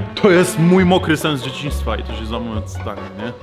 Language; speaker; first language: Polish; native; Polish